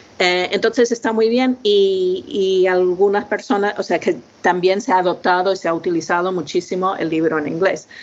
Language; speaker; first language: Spanish; non-native, fluent; English